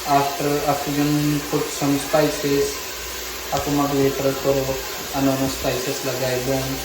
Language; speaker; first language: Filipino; non-native, learner; Hindi